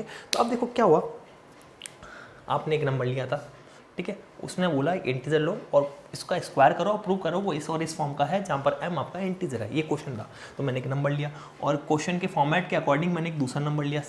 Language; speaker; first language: Hindi; native; Hindi